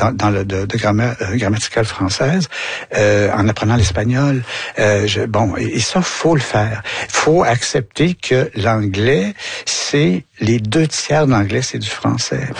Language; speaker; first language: French; native; French